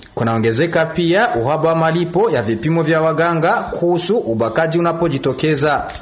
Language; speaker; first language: Swahili; non-native, local second language; Rundi